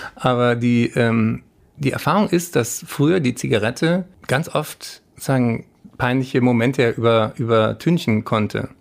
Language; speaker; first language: German; native; German